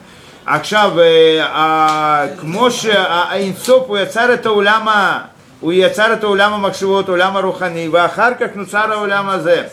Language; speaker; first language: Hebrew; non-native, fluent; Russian